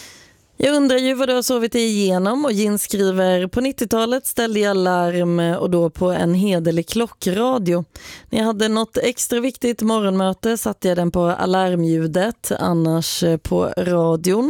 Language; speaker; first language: Swedish; native; Swedish